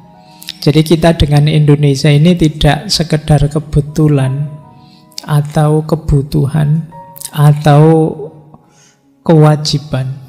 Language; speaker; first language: Indonesian; non-native, local second language; Javanese